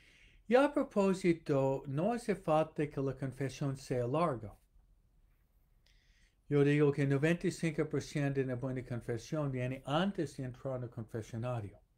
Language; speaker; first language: Spanish; non-native, fluent; English